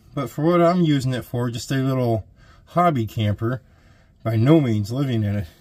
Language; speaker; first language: English; native; English